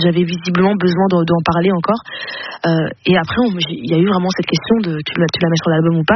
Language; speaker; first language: French; native; French